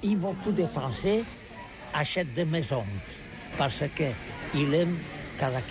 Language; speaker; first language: French; non-native, learner; Catalan